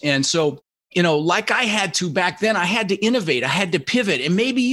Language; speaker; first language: English; early bilingual, other home language; Dutch